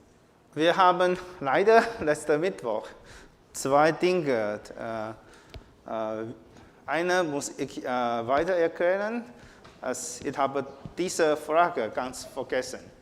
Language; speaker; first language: German; non-native, fluent; Chinese